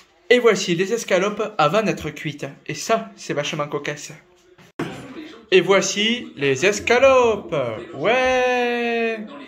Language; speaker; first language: French; native; French